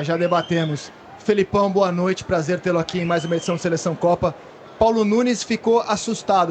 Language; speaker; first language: Portuguese; native; Portuguese